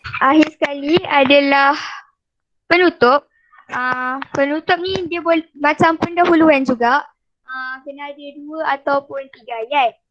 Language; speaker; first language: Malay; native; Malay